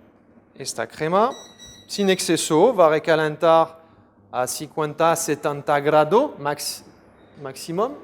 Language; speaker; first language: Spanish; non-native, fluent; French